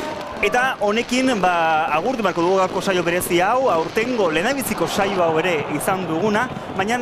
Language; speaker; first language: Basque; native; Basque